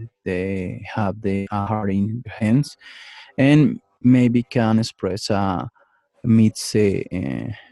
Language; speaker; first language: English; non-native, learner; Spanish